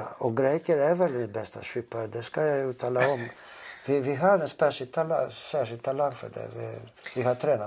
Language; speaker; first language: Swedish; non-native, fluent; Greek